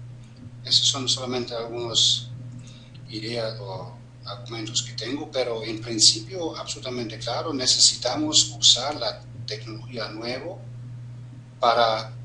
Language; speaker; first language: Spanish; non-native, fluent; German